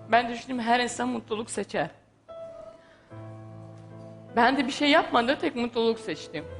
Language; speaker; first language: Turkish; non-native, learner; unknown